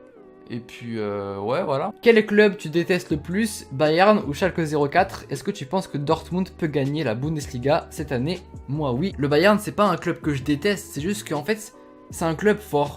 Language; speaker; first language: French; native; French